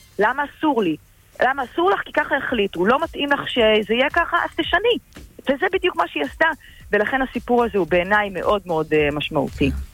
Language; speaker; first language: Hebrew; native; Hebrew